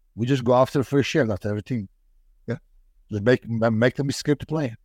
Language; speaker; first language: English; non-native, fluent; Polish